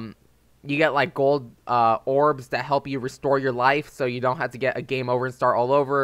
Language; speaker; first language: English; native; English